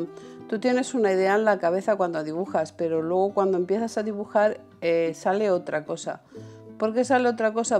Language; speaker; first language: Spanish; native; Spanish